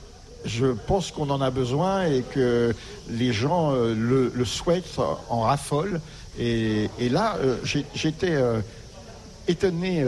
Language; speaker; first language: French; native; French